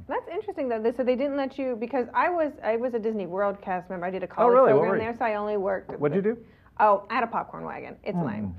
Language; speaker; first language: English; native; English